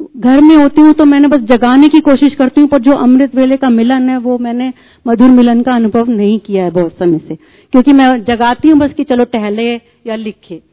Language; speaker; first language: Hindi; native; Hindi